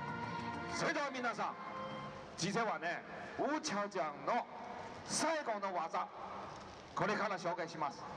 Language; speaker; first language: Japanese; non-native, learner; Chinese